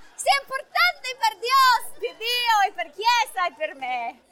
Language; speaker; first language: Italian; non-native, learner; English